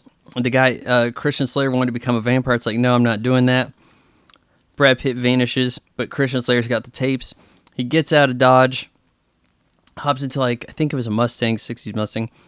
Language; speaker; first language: English; native; English